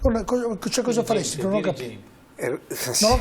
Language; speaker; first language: Italian; native; Italian